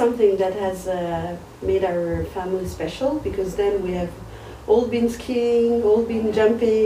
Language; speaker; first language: English; non-native, learner; French